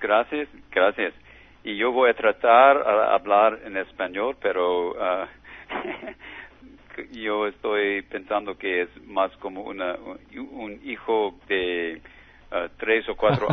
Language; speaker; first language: Spanish; non-native, learner; English